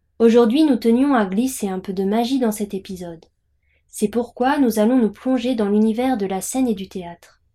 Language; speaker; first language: French; native; French